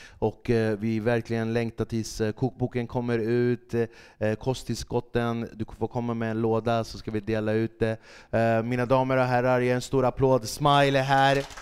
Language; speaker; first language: Swedish; early bilingual, other home language; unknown